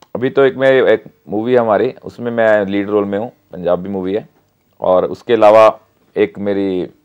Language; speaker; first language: Hindi; non-native, local second language; Punjabi